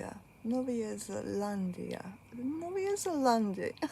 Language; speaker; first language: Bulgarian; early bilingual, heritage; Bulgarian